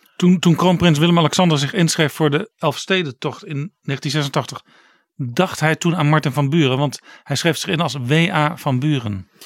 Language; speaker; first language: Dutch; native; Dutch